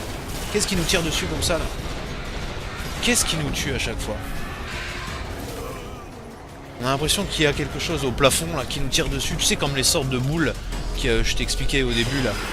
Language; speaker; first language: French; native; French